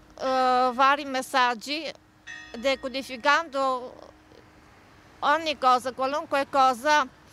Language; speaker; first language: Italian; non-native, fluent; Bulgarian